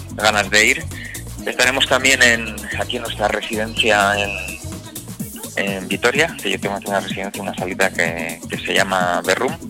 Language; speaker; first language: Spanish; native; Spanish